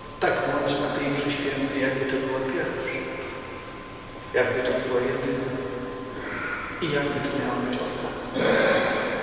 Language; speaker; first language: Polish; native; Polish